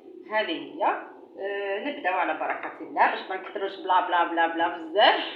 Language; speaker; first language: Arabic; native; Arabic